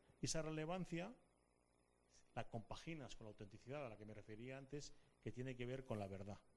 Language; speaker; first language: Spanish; native; Spanish